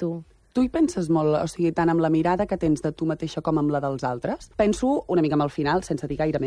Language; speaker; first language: Catalan; native; Catalan